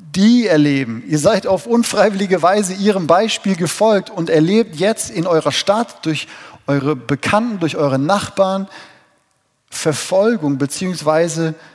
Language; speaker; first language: German; native; German